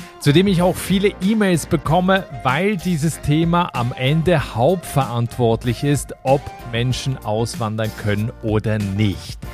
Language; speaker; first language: German; native; German